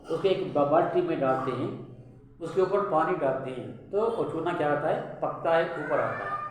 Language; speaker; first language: Hindi; non-native, local second language; Tamil